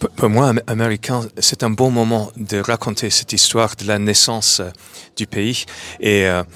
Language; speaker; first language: French; non-native, fluent; English